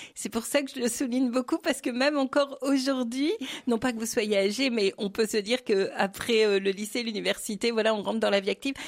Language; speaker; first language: French; native; French